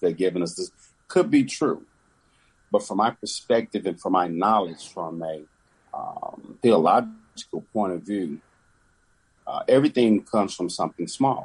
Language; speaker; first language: English; native; English